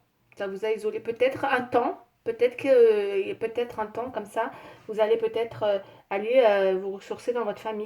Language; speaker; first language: French; native; French